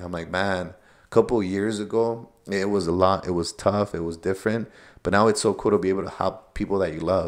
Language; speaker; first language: English; early bilingual, other home language; Spanish